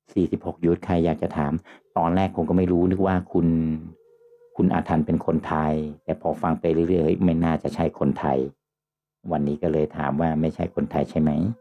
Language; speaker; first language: Thai; native; Thai